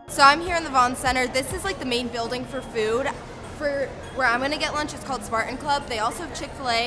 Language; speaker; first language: English; native; English